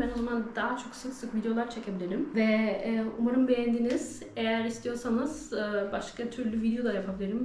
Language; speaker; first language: Turkish; early bilingual, heritage; Turkish